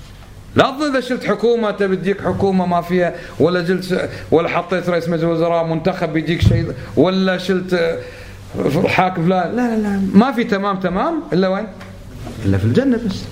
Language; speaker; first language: Arabic; native; Arabic